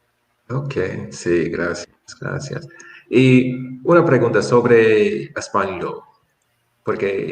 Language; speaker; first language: Spanish; non-native, fluent; English